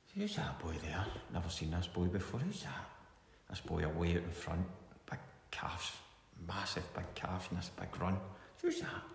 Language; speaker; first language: English; native; English